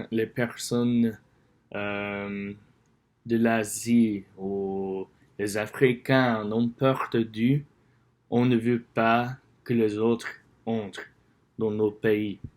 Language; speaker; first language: French; non-native, learner; English